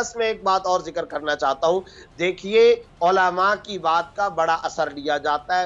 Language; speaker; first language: Urdu; native; Urdu